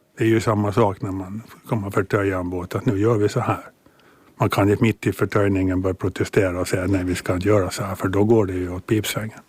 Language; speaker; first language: Swedish; native; Swedish